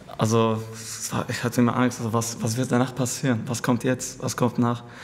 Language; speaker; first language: German; non-native, learner; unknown